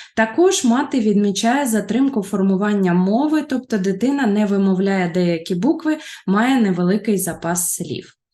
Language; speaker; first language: Ukrainian; native; Ukrainian